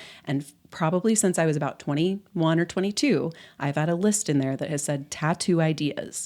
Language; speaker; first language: English; native; English